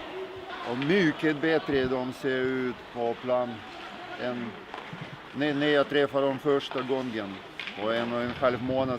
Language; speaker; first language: Swedish; non-native, fluent; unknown